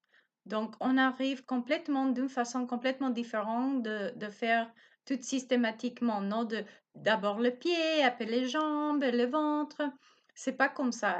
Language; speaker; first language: French; non-native, learner; Spanish